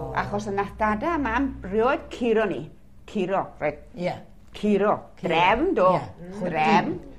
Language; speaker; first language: Welsh; early bilingual, heritage; Welsh